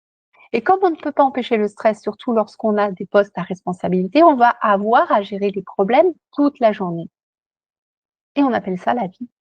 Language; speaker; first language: French; native; French